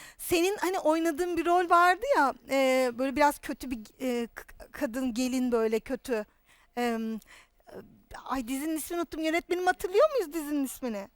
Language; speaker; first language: Turkish; native; Turkish